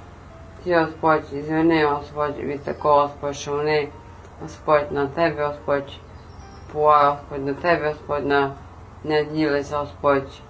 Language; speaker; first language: Russian; non-native, local second language; Ukrainian